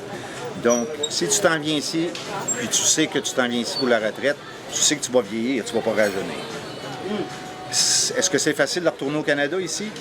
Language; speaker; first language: French; native; French